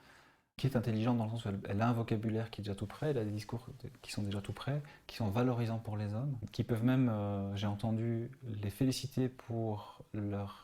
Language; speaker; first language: French; native; French